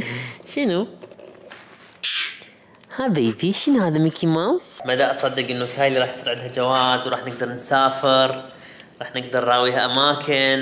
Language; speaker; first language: Arabic; native; Arabic